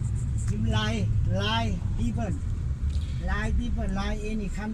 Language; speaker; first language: English; non-native, learner; Thai